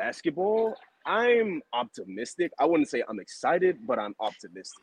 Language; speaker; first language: English; native; English